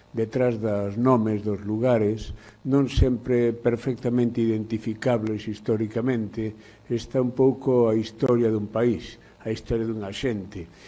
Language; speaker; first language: Galician; native; Galician